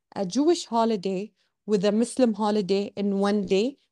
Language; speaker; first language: English; non-native, fluent; Arabic